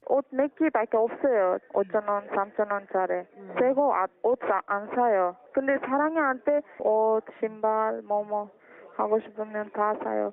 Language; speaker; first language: Korean; non-native, learner; Uzbek